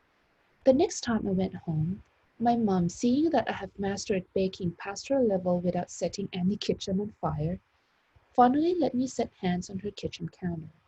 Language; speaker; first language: English; non-native, fluent; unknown